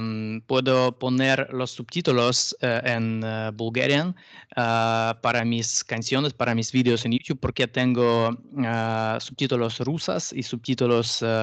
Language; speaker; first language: Spanish; non-native, learner; Russian